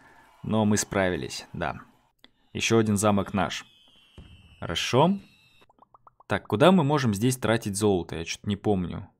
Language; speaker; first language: Russian; native; Russian